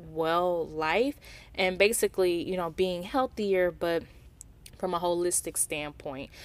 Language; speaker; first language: English; native; English